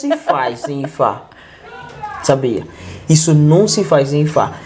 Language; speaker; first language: Portuguese; non-native, learner; Yoruba